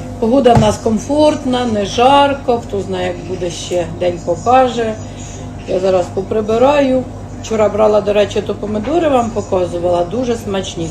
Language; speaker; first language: Ukrainian; native; Ukrainian